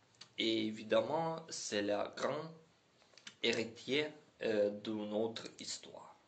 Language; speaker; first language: French; non-native, learner; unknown